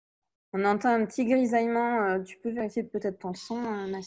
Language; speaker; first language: French; native; French